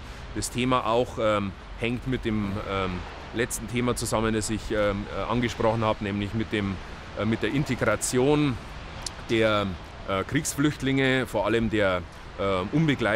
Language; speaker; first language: German; native; German